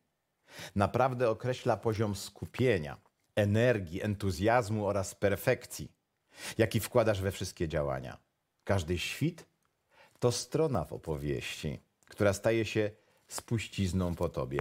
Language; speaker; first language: Polish; native; Polish